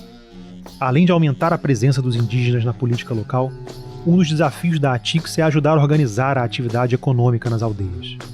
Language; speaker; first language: Portuguese; native; Portuguese